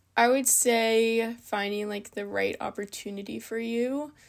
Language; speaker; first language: English; native; English